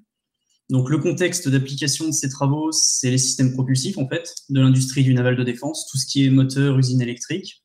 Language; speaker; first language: French; native; French